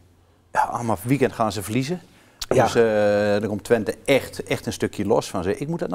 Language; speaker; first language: Dutch; native; Dutch